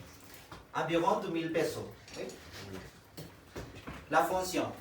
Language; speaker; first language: French; non-native, fluent; Spanish